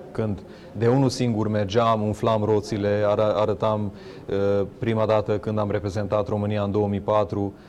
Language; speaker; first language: Romanian; non-native, local second language; Hungarian